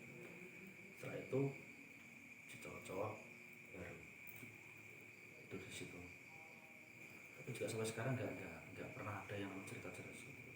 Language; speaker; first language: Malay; non-native, local second language; Javanese